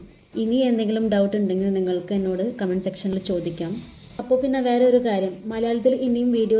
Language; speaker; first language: Malayalam; non-native, local second language; Hindi